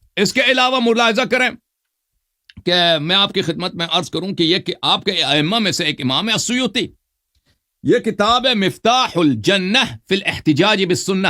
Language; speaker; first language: Urdu; non-native, fluent; Persian